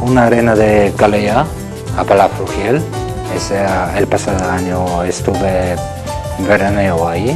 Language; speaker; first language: Spanish; non-native, learner; Bulgarian